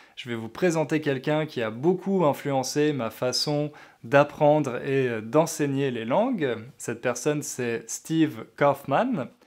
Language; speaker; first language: French; native; French